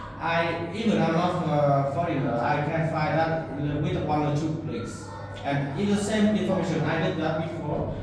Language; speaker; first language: English; non-native, learner; Vietnamese